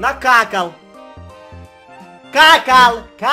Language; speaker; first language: Russian; native; Russian